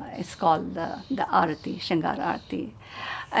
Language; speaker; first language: English; non-native, local second language; Hindi